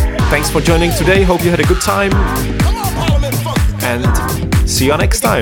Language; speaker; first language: English; non-native, fluent; Czech